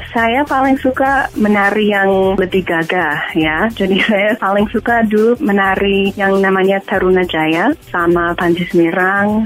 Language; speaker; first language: Indonesian; non-native, fluent; English